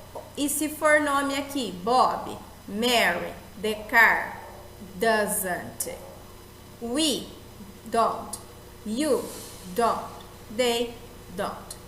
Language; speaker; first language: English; non-native, fluent; Portuguese